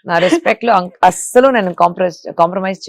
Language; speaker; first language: Telugu; non-native, fluent; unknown